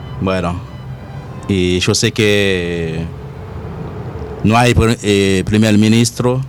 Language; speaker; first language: Spanish; non-native, learner; Haitian Creole